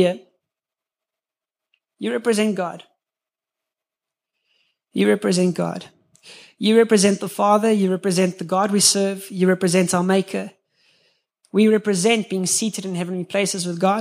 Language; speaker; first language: English; native; English